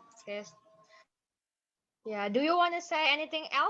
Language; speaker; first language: English; non-native, fluent; Indonesian